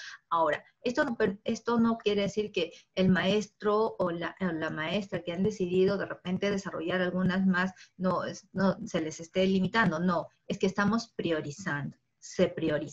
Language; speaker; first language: Spanish; native; Spanish